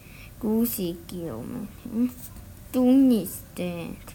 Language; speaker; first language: Finnish; non-native, learner; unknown